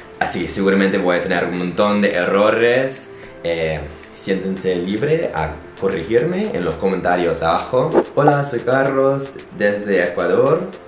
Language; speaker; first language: Spanish; non-native, fluent; English